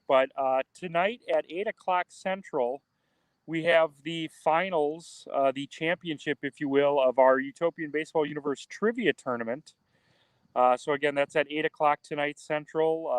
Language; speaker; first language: English; native; English